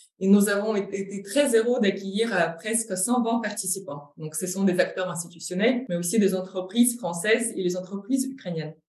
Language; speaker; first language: French; non-native, fluent; Ukrainian